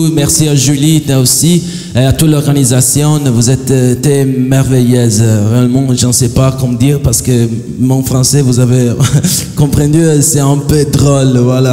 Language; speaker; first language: French; non-native, learner; Italian